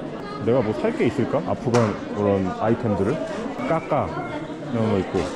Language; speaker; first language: Korean; native; Korean